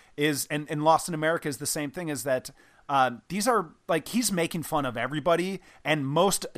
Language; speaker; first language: English; native; English